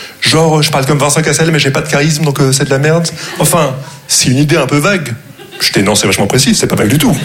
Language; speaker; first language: French; non-native, local second language; Arabic